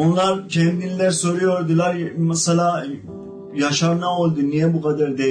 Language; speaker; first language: Turkish; non-native, local second language; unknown